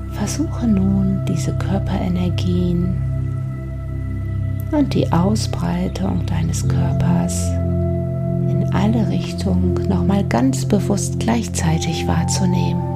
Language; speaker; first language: German; native; German